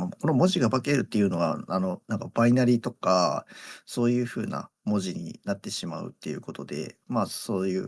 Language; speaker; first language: Japanese; native; Japanese